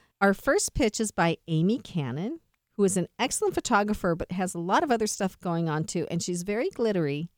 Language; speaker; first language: English; native; English